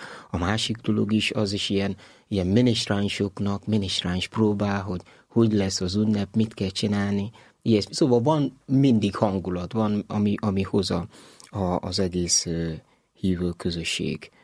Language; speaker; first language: Hungarian; non-native, learner; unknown